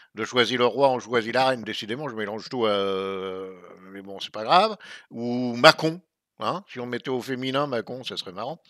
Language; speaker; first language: French; native; French